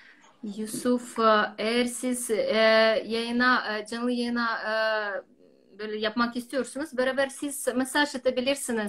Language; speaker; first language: Turkish; non-native, learner; Russian